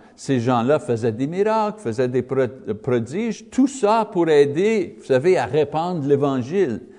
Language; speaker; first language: French; non-native, learner; English